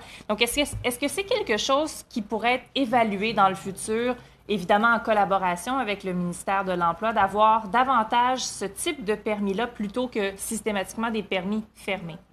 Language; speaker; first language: French; native; French